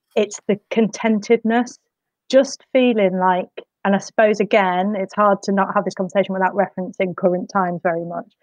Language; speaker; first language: English; native; English